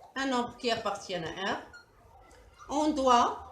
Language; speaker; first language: French; non-native, local second language; Arabic